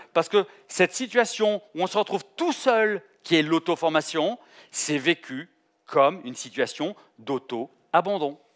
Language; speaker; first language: French; native; French